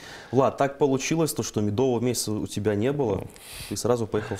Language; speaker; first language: Russian; native; Russian